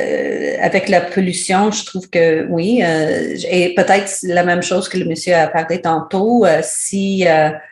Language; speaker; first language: French; non-native, learner; English